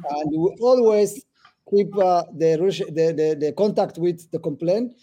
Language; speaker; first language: English; early bilingual, other home language; Amharic